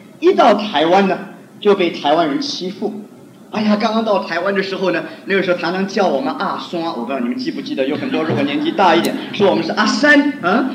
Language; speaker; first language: Chinese; non-native, local second language; Hakka Chinese